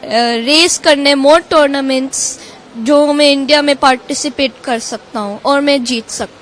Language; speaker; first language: Hindi; non-native, learner; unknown